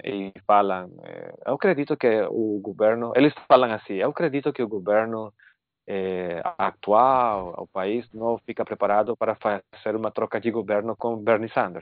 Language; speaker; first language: Portuguese; non-native, fluent; Spanish